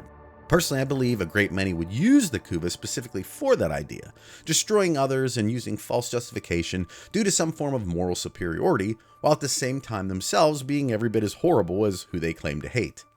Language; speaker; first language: English; native; English